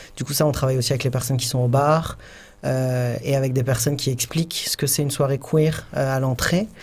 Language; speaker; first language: French; native; French